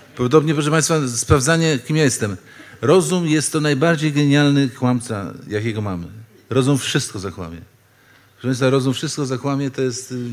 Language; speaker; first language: Polish; native; Polish